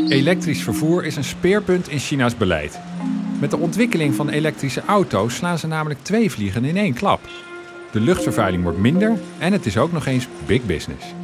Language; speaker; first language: Dutch; native; Dutch